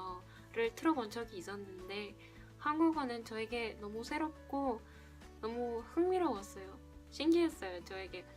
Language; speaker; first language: Korean; non-native, fluent; Spanish